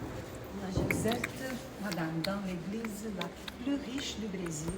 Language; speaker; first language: French; non-native, fluent; Portuguese